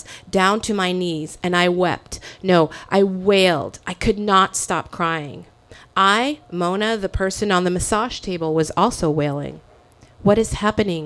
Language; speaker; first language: English; early bilingual, other home language; French